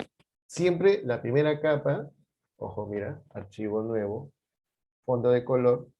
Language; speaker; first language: Spanish; native; Spanish